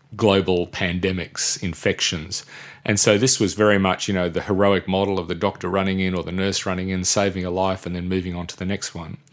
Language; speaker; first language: English; native; English